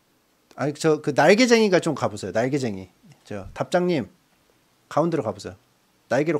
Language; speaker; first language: Korean; native; Korean